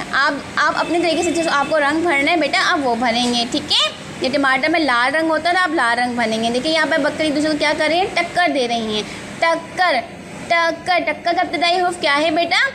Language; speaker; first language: Urdu; native; Urdu